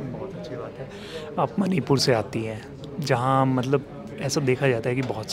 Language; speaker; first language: Hindi; native; Hindi